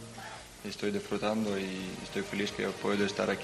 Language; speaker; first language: Spanish; non-native, learner; Ukrainian